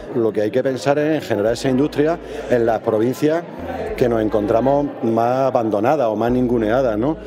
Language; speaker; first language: Spanish; native; Spanish